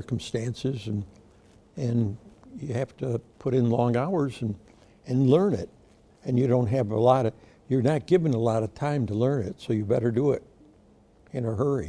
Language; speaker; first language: English; native; English